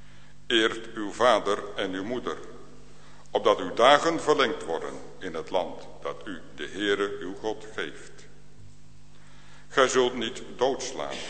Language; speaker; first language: Dutch; native; Dutch